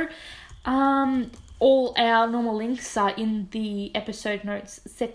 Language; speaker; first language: English; native; English